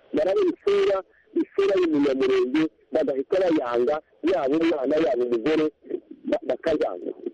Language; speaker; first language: Kinyarwanda; native; Kinyarwanda